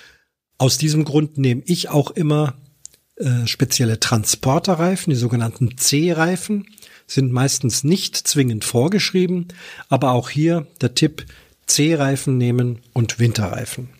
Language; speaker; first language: German; native; German